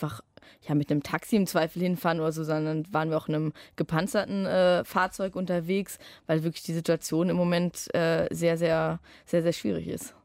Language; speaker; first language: German; native; German